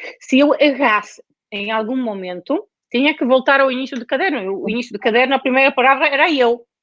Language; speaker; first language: Portuguese; non-native, fluent; Polish